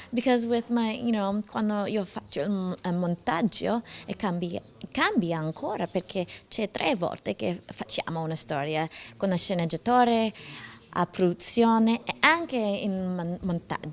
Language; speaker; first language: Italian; non-native, learner; English